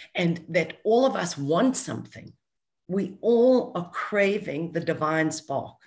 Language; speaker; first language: English; native; English